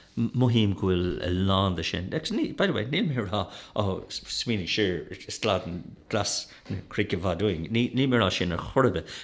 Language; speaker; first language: Irish; native; Irish